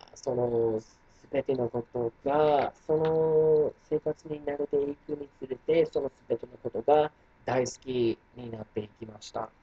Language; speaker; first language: Japanese; non-native, fluent; English